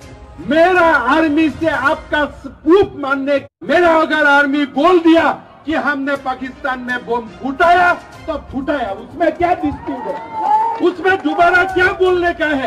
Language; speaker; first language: Hindi; non-native, local second language; Assamese